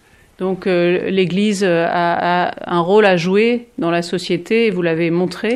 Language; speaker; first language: French; native; French